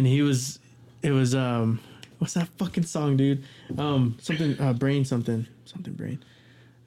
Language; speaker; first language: English; native; English